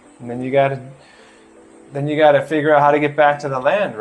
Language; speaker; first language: English; native; English